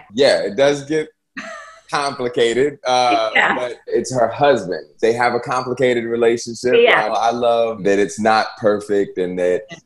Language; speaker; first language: English; native; English